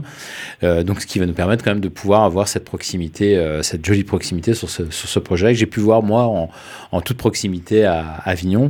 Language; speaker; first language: French; native; French